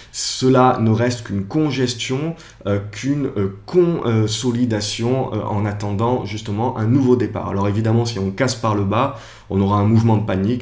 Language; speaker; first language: French; native; French